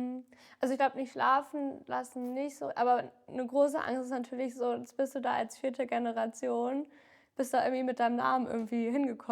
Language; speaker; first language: German; native; German